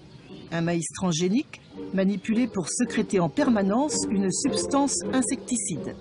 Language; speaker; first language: French; native; French